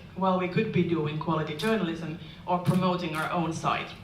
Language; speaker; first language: English; non-native, fluent; Finnish